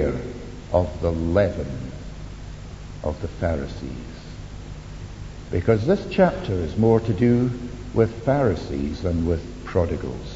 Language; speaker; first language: English; native; English